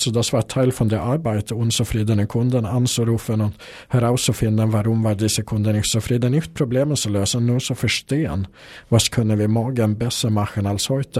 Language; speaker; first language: German; non-native, fluent; Swedish